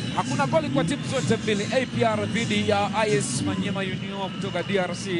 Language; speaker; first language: Swahili; non-native, local second language; Kinyarwanda